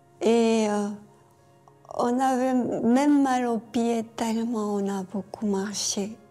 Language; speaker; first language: French; non-native, fluent; Korean